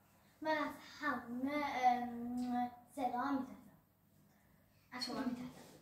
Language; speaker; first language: Persian; early bilingual, heritage; Persian